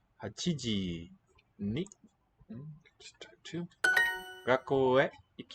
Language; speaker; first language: Japanese; non-native, learner; English